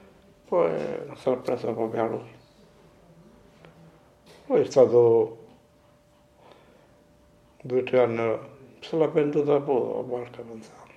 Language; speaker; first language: Italian; non-native, local second language; Sicilian